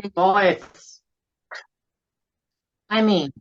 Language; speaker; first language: English; non-native, fluent; Italian